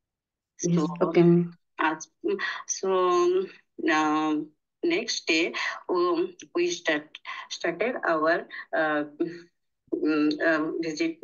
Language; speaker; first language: English; non-native, learner; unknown